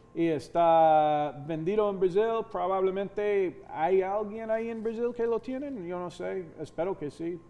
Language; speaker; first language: Spanish; non-native, fluent; English